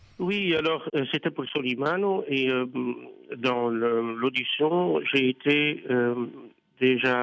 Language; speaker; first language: French; non-native, fluent; Dutch